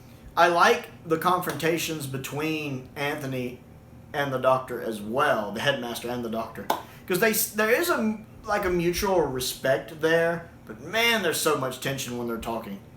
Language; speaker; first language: English; native; English